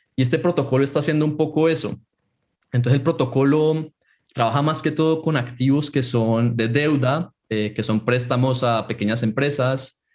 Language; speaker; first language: Spanish; native; Spanish